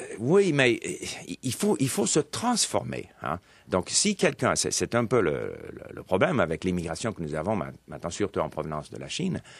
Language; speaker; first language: French; non-native, local second language; English